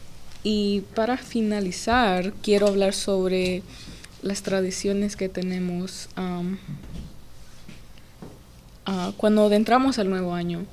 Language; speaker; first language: Spanish; early bilingual, heritage; English